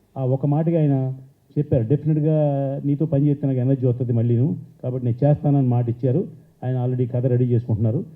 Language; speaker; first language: Telugu; native; Telugu